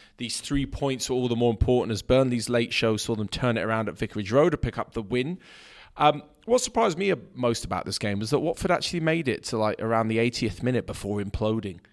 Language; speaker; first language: English; native; English